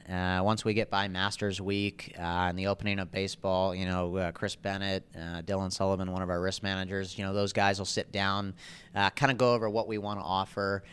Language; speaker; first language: English; native; English